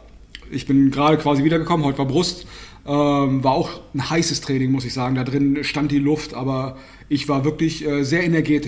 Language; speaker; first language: German; native; German